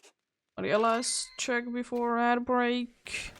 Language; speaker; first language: English; non-native, fluent; Finnish